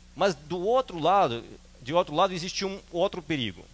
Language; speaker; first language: Portuguese; non-native, fluent; Russian